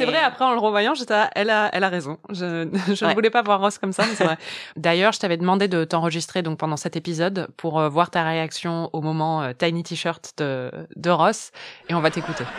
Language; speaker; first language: French; native; French